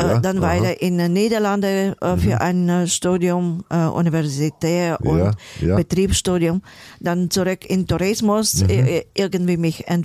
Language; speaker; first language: German; non-native, fluent; Bulgarian